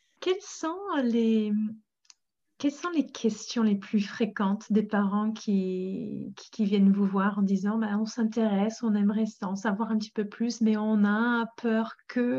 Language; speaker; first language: French; non-native, fluent; English